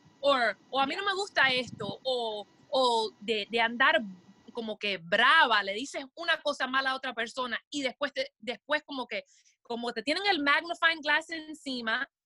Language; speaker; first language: Spanish; early bilingual, heritage; Spanish